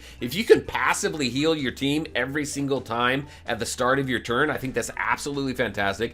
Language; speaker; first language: English; native; English